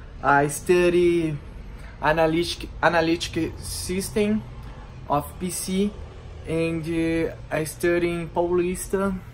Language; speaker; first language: English; non-native, learner; Portuguese